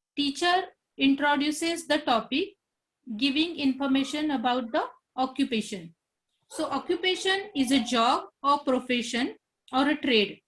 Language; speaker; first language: English; non-native, local second language; Marathi